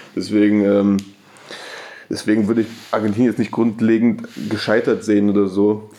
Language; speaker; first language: German; native; German